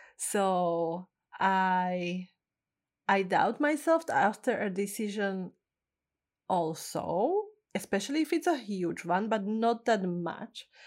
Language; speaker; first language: English; non-native, fluent; Czech